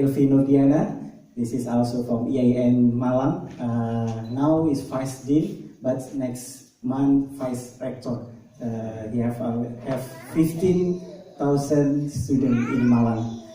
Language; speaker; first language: English; non-native, learner; Indonesian